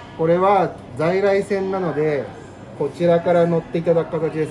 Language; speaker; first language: Japanese; native; Japanese